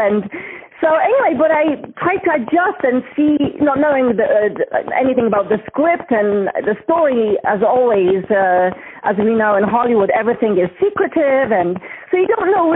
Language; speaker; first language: English; non-native, fluent; Polish